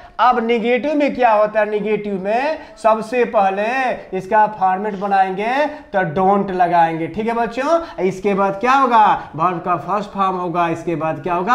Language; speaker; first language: Hindi; native; Hindi